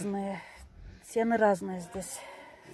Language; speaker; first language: Russian; non-native, local second language; Uzbek